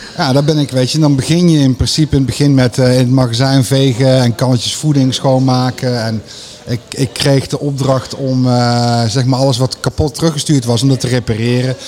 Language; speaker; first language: Dutch; native; Dutch